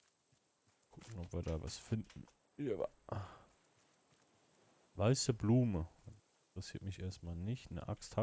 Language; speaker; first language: German; native; German